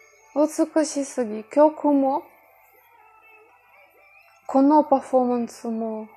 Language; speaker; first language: Japanese; non-native, fluent; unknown